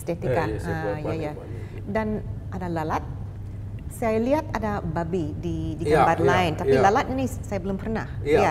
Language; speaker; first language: Indonesian; non-native, fluent; English